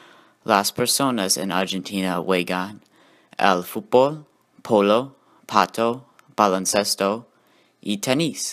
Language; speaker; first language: Spanish; non-native, learner; English